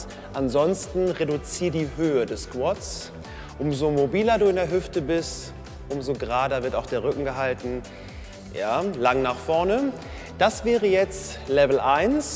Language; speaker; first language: German; native; German